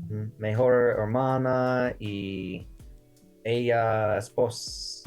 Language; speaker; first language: Spanish; non-native, learner; English